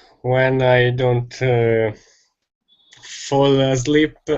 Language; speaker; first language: English; non-native, learner; Italian